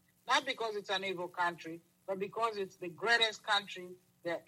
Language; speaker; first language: English; non-native, local second language; Kinyarwanda